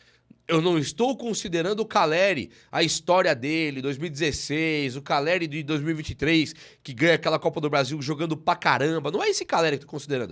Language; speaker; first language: Portuguese; native; Portuguese